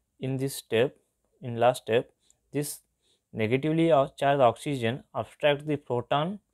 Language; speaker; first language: English; non-native, local second language; Kannada